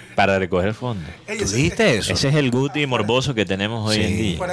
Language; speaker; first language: Spanish; native; Spanish